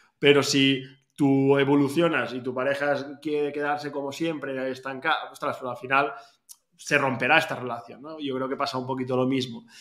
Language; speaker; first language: Spanish; native; Spanish